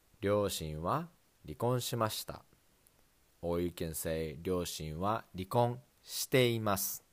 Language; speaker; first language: Japanese; non-native, fluent; English